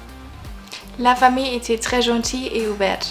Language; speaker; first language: French; non-native, learner; German